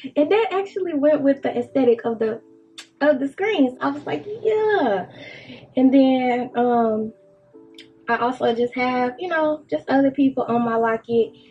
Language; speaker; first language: English; native; English